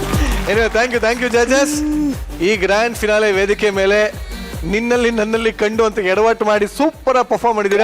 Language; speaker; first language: Kannada; native; Kannada